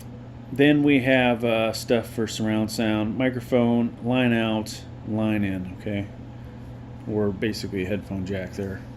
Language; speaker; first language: English; native; English